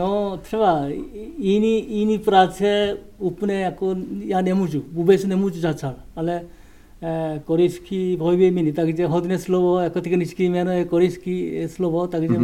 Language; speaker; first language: Czech; non-native, learner; Korean